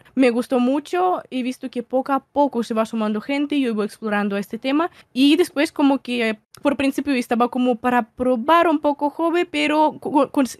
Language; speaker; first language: Spanish; non-native, fluent; Russian